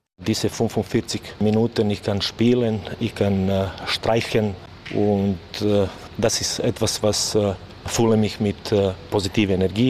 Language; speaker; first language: German; non-native, learner; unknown